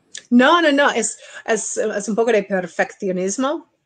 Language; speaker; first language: Spanish; non-native, fluent; English